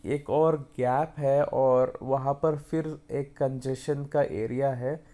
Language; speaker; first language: Hindi; non-native, local second language; Kannada